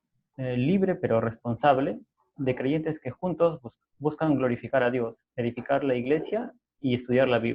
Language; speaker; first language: Spanish; native; Spanish